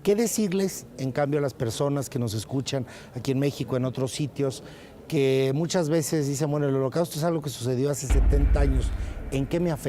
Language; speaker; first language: Spanish; native; Spanish